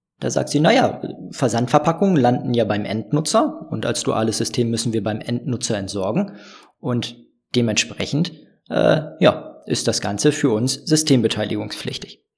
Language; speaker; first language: German; native; German